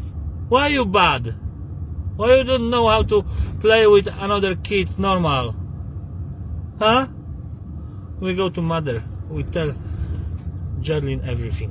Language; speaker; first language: English; non-native, learner; Polish